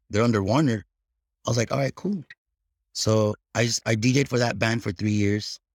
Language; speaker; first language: English; early bilingual, other home language; Filipino